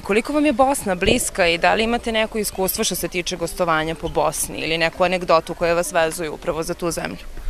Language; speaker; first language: Serbian; native; Serbian